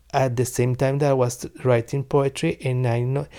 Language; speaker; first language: English; non-native, learner; Spanish